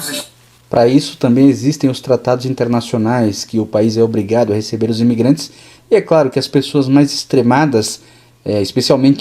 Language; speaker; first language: Portuguese; native; Portuguese